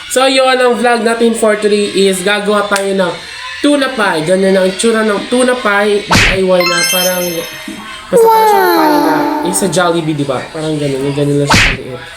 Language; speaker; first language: Filipino; native; Filipino